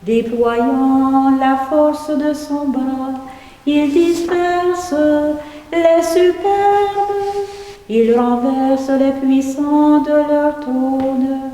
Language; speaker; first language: French; native; French